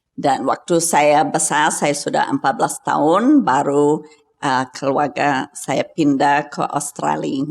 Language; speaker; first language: Indonesian; non-native, fluent; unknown